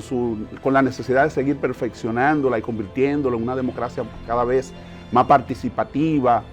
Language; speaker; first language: Spanish; native; Spanish